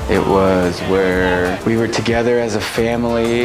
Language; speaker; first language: English; native; English